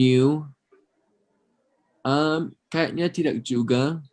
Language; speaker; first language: Indonesian; non-native, fluent; English